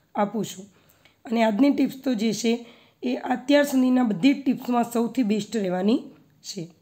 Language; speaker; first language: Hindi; non-native, local second language; Gujarati